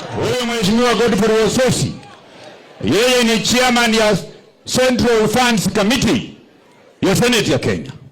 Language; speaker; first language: Swahili; non-native, local second language; Luyia